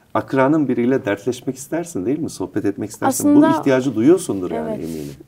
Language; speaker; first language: Turkish; native; Turkish